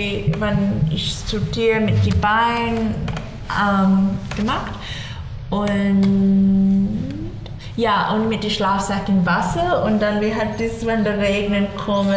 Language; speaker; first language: German; non-native, learner; English